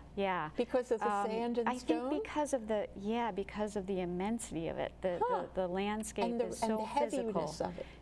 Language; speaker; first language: English; native; English